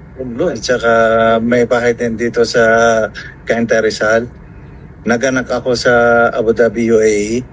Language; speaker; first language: Filipino; non-native, fluent; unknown